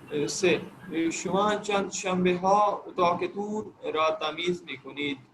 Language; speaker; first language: Persian; non-native, learner; Urdu